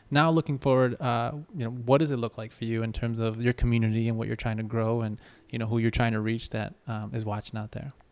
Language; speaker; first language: English; native; English